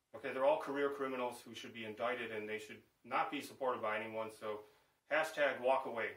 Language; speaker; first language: English; native; English